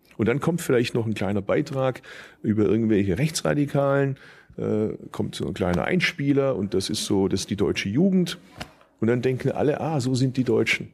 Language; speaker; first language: German; early bilingual, other home language; Turkish